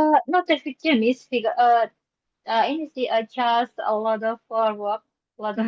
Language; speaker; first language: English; non-native, learner; Indonesian